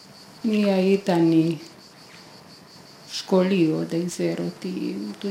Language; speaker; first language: Greek; non-native, learner; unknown